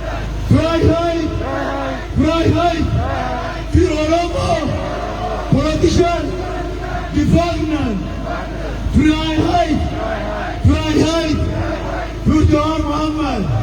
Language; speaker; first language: German; non-native, learner; Oromo